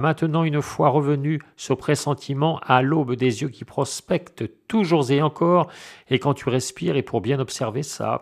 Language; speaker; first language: French; native; French